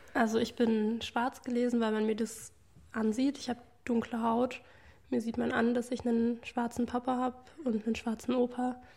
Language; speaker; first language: German; native; German